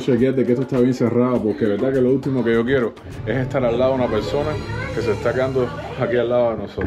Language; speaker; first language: Spanish; native; Spanish